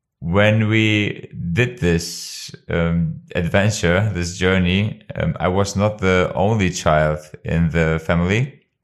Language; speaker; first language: English; non-native, fluent; Albanian